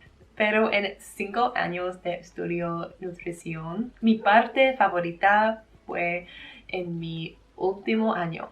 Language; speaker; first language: Spanish; non-native, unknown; English